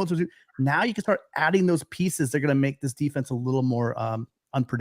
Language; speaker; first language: English; native; English